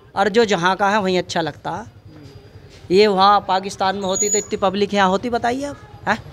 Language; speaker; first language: Hindi; native; Hindi